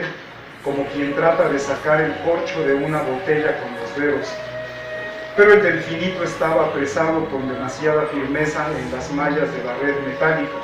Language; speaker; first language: Spanish; native; Spanish